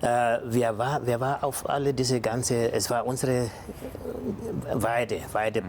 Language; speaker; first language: German; non-native, local second language; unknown